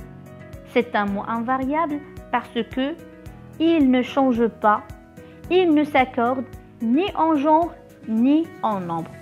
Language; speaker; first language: French; non-native, local second language; Arabic